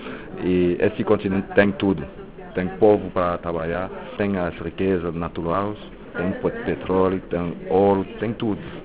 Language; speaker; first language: Portuguese; non-native, local second language; French